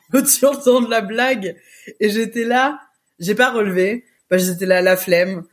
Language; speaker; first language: French; early bilingual, other home language; Portuguese